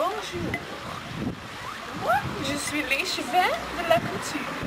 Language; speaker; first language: French; non-native, learner; Dutch